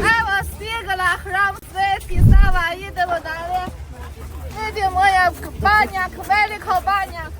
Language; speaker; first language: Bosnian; non-native, learner; Chinese